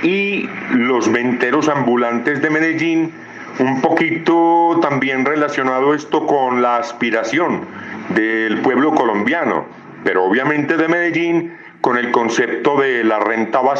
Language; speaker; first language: Spanish; native; Spanish